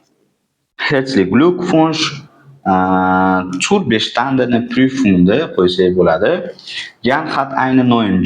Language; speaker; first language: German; non-native, fluent; Uzbek